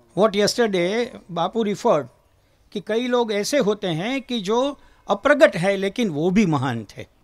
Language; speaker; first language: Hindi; non-native, local second language; Gujarati